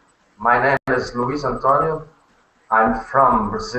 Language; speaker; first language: English; non-native, learner; Portuguese